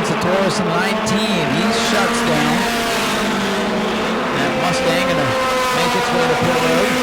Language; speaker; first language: English; native; English